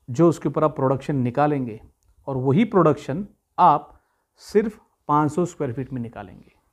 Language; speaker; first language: Hindi; non-native, local second language; Marathi